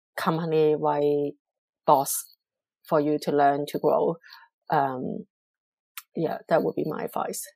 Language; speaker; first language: English; non-native, local second language; Cantonese